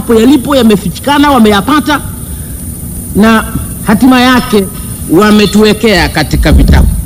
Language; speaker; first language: Swahili; non-native, local second language; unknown